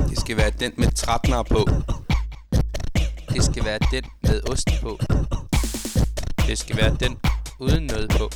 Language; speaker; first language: Danish; native; Danish